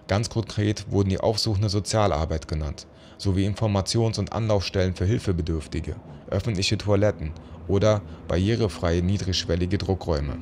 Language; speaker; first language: German; native; German